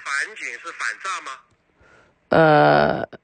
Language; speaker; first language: Chinese; native; Chinese